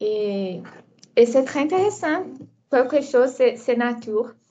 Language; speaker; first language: French; non-native, learner; Portuguese